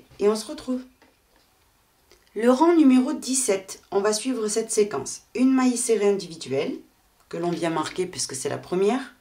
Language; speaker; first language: French; native; French